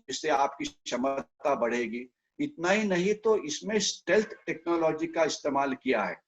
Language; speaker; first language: Hindi; non-native, local second language; Marathi